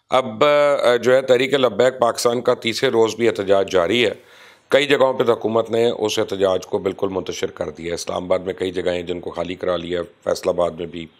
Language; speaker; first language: Urdu; non-native, local second language; Punjabi